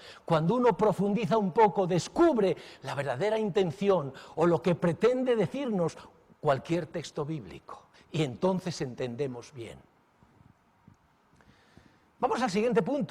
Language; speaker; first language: Spanish; native; Spanish